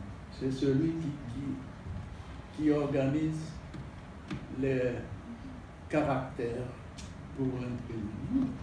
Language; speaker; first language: French; non-native, local second language; Haitian Creole